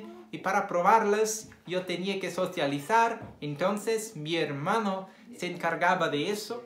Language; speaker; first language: Spanish; non-native, fluent; Portuguese